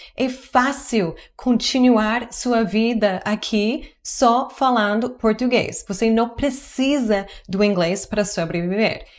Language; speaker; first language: Portuguese; non-native, fluent; English